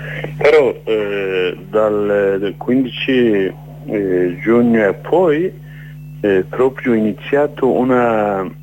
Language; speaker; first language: Italian; non-native, learner; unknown